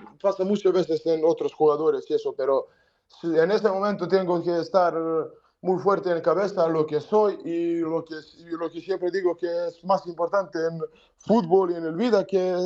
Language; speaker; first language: Spanish; non-native, learner; Serbian